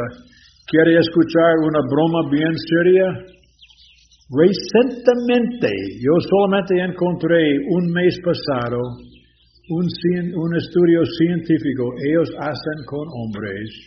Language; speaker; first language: Spanish; non-native, learner; English